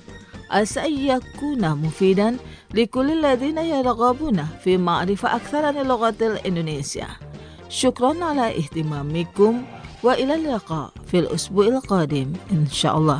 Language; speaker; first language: Arabic; non-native, fluent; Indonesian